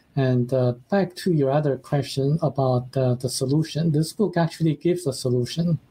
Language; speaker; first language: English; non-native, fluent; Chinese